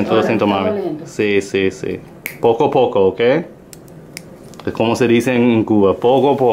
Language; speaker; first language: Spanish; non-native, learner; English